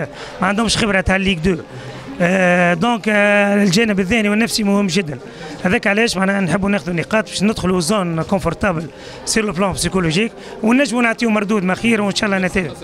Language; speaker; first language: Arabic; native; Arabic